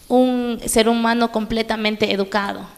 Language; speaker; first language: Spanish; native; Spanish